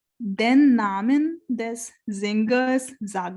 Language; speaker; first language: German; non-native, learner; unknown